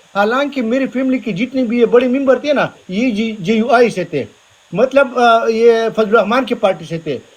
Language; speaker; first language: Urdu; non-native, local second language; Pashto